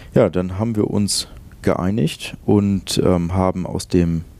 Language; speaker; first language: German; native; German